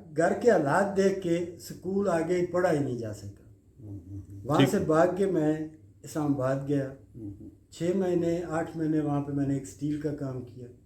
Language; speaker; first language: Urdu; non-native, local second language; Punjabi